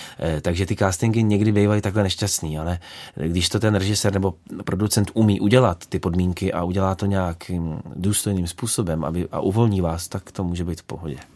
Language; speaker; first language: Czech; native; Czech